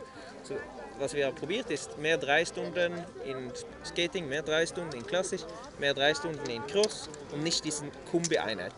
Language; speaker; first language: German; non-native, learner; Norwegian